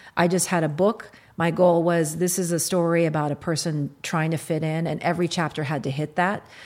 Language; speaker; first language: English; early bilingual, other home language; Arabic